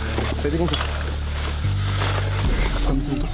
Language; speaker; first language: French; native; French